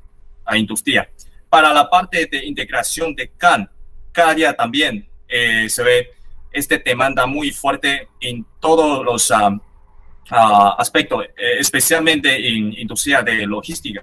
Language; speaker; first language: Spanish; non-native, fluent; Chinese